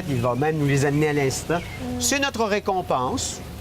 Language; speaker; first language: French; native; French